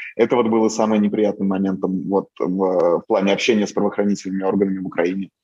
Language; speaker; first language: Russian; native; Russian